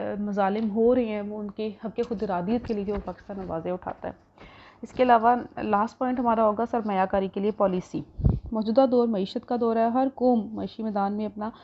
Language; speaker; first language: Urdu; non-native, local second language; Punjabi